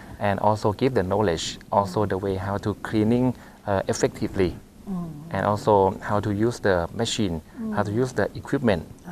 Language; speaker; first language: English; non-native, fluent; Thai